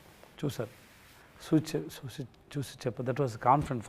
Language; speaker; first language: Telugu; non-native, learner; Tamil